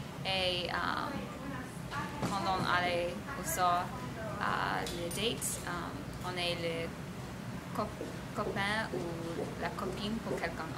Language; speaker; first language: French; non-native, learner; English